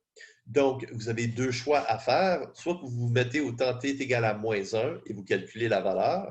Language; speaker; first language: French; native; French